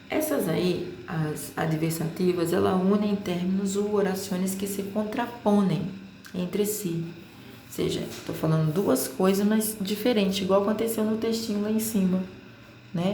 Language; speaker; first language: Portuguese; native; Portuguese